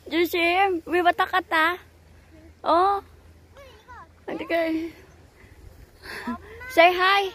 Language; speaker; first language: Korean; non-native, learner; Filipino